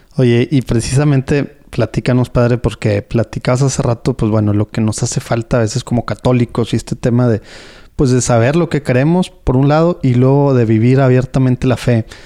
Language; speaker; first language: Spanish; native; Spanish